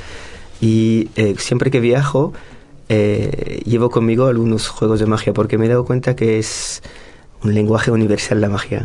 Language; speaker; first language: Spanish; non-native, fluent; French